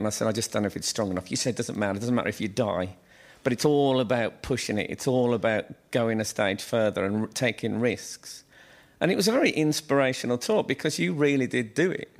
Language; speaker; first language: English; native; English